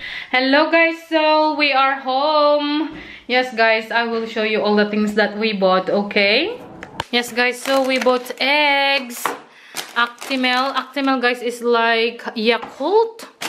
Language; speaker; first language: English; non-native, local second language; Filipino